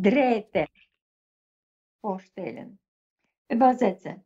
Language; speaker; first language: German; non-native, fluent; Russian